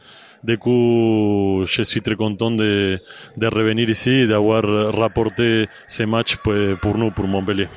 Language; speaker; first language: French; non-native, fluent; Spanish